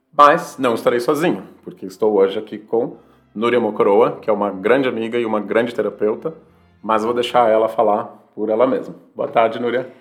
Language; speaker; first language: Portuguese; native; Portuguese